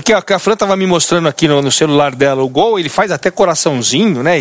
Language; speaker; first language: Portuguese; native; Portuguese